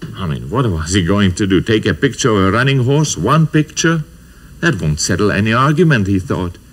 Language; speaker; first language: English; non-native, fluent; Czech